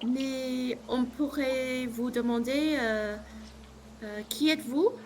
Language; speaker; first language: French; non-native, learner; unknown